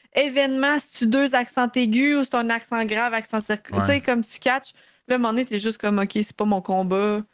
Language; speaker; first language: French; native; French